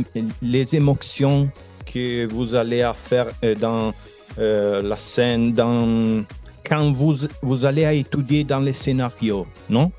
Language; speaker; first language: French; non-native, learner; Italian